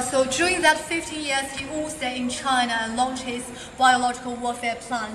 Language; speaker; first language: English; non-native, fluent; Chinese